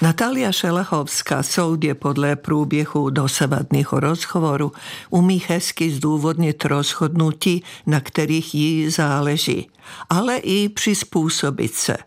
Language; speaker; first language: Czech; non-native, fluent; Serbian